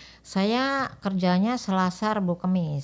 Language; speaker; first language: Indonesian; native; Indonesian